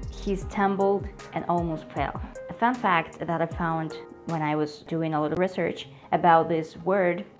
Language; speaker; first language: English; non-native, fluent; Spanish